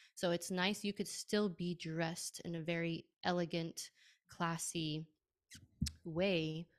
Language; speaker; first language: English; native; English